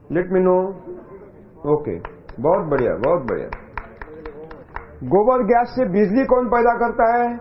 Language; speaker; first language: Hindi; non-native, local second language; Marathi